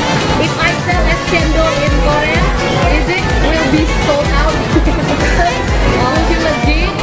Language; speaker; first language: English; non-native, fluent; Indonesian